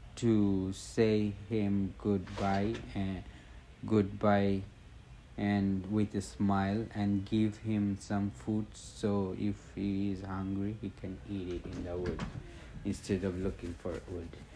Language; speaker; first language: English; non-native, learner; Bangla